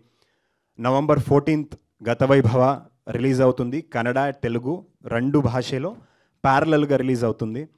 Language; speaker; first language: Telugu; non-native, learner; Kannada